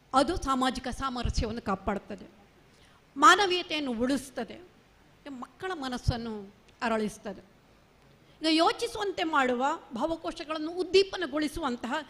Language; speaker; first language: Kannada; non-native, local second language; Marathi